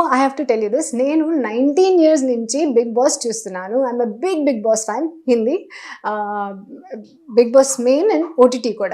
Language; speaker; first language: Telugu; non-native, local second language; Hindi